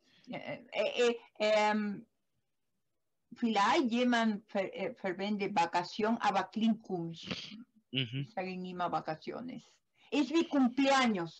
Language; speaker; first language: German; non-native, learner; Spanish